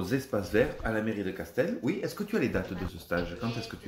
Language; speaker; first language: French; native; French